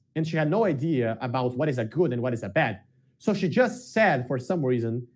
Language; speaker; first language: English; non-native, fluent; Portuguese